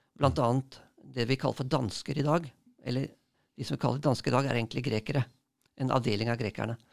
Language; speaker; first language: Norwegian; native; Norwegian